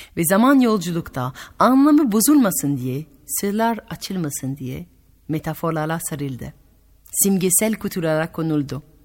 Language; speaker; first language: Turkish; non-native, fluent; French